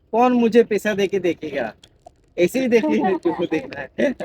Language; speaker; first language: Hindi; non-native, local second language; Assamese